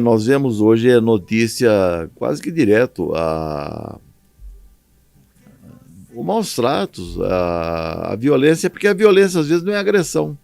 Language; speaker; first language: Portuguese; native; Portuguese